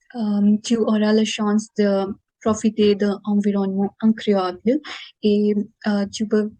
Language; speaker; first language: French; non-native, learner; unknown